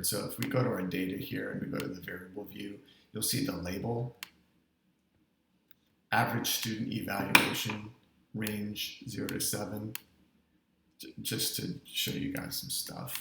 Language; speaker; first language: English; native; English